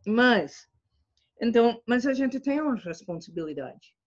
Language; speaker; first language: Portuguese; non-native, fluent; English